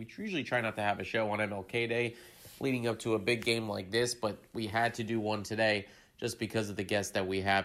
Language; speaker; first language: English; native; English